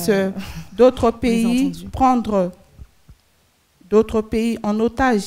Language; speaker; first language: French; non-native, local second language; Sango